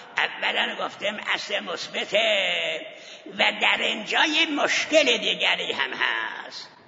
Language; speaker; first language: Persian; non-native, local second language; Azerbaijani